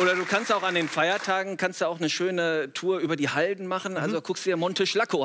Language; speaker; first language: German; native; German